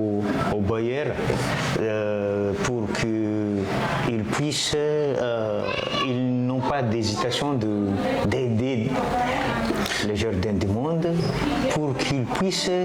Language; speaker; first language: French; non-native, local second language; Malagasy